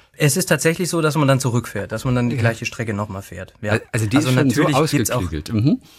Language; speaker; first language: German; native; German